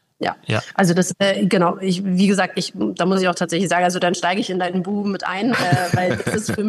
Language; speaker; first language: German; native; German